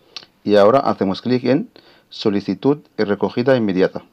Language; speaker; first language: Spanish; native; Spanish